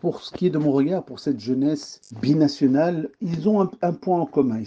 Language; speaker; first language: French; early bilingual, other home language; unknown